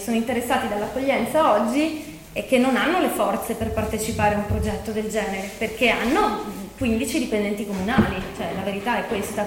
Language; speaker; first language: Italian; native; Italian